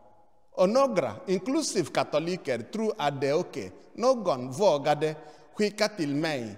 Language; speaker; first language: Swedish; non-native, fluent; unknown